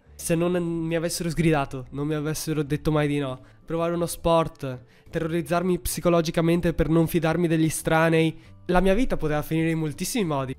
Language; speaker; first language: Italian; early bilingual, heritage; Italian